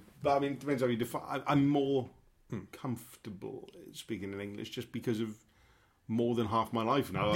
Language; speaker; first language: English; native; English